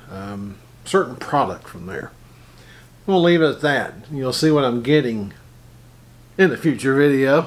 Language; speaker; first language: English; native; English